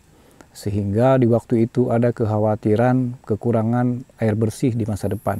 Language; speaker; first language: Indonesian; non-native, local second language; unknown